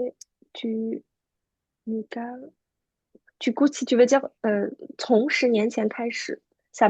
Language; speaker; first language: French; non-native, fluent; Chinese